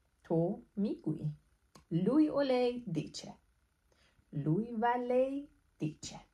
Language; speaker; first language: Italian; non-native, fluent; Persian